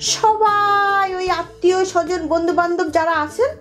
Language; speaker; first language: Bangla; non-native, fluent; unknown